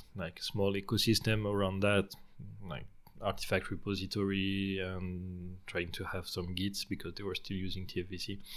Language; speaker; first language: English; non-native, fluent; French